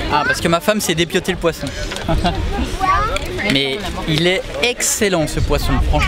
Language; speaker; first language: French; native; French